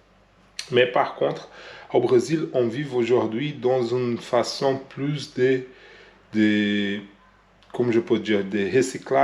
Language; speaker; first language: French; non-native, learner; Portuguese